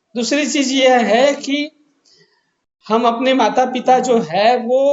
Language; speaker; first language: Hindi; non-native, local second language; Marathi